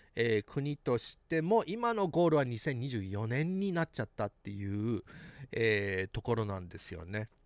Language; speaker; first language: Japanese; early bilingual, heritage; Japanese